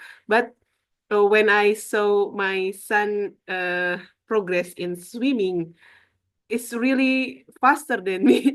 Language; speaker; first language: English; non-native, learner; Indonesian